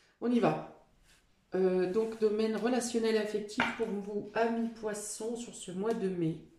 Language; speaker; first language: French; native; French